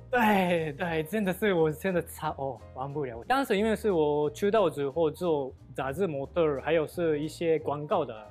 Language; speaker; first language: Chinese; non-native, fluent; Japanese